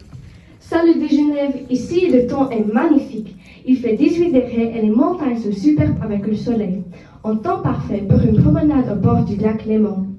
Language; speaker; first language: French; non-native, learner; Czech